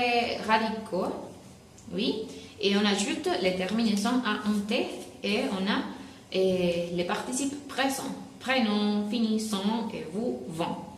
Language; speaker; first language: French; non-native, learner; Spanish